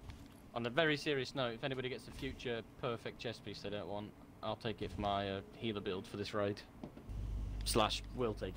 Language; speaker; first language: English; native; English